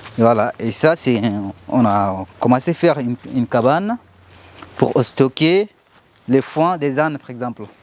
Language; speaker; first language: French; non-native, learner; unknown